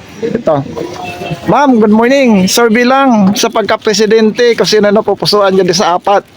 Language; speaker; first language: Filipino; native; Filipino